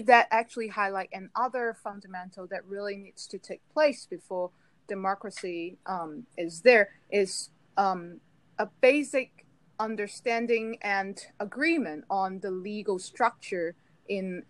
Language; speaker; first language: English; non-native, local second language; Cantonese